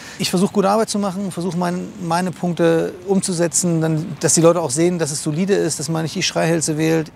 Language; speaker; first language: German; native; German